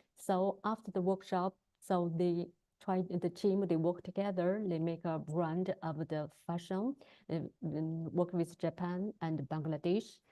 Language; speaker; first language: English; non-native, learner; Chinese